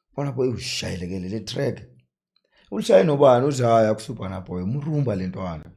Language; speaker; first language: Zulu; native; Zulu